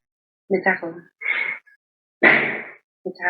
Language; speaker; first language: French; non-native, learner; Spanish